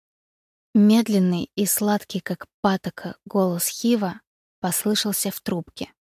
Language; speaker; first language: Russian; native; Russian